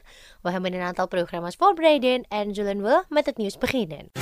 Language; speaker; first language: Dutch; non-native, fluent; Indonesian